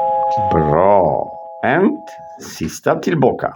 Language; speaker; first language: Swedish; non-native, learner; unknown